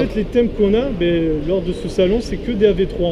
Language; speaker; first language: French; native; French